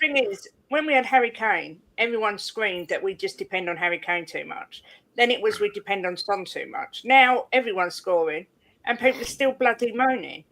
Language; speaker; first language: English; native; English